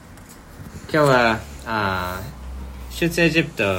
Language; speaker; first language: Japanese; non-native, fluent; English